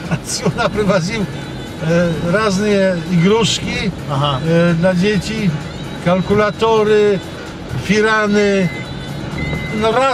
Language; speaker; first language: Russian; non-native, learner; Polish